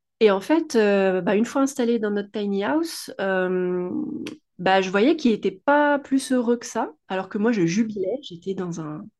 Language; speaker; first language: French; native; French